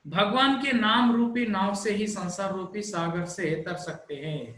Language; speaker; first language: Hindi; non-native, local second language; Telugu